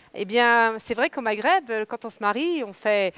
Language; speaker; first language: French; native; French